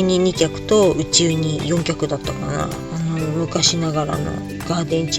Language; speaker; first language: Japanese; native; Japanese